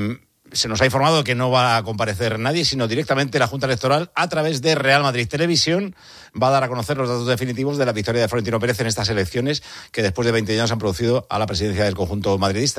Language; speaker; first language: Spanish; native; Spanish